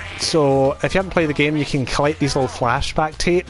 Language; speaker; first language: English; native; English